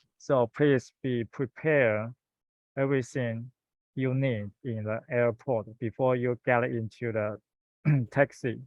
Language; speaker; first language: English; non-native, fluent; Chinese